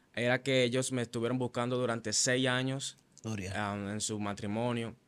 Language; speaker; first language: Spanish; native; Spanish